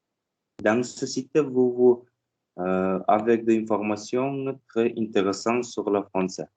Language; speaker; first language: French; non-native, learner; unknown